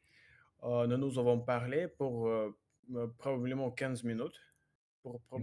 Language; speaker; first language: French; non-native, learner; Russian